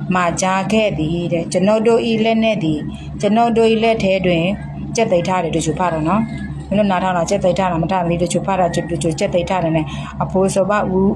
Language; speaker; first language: Burmese; non-native, local second language; S'gaw Karen